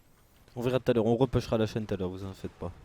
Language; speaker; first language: French; native; French